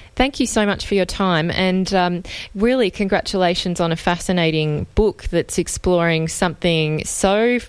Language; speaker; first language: English; native; English